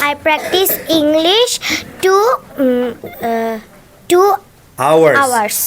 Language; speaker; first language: English; non-native, learner; Bangla